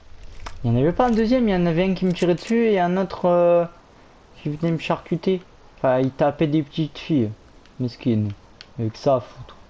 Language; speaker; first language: French; native; French